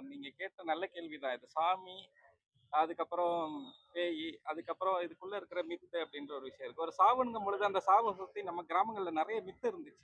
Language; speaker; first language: Tamil; native; Tamil